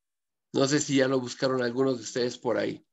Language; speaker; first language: Spanish; native; Spanish